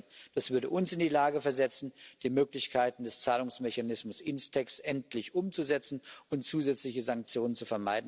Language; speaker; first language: German; native; German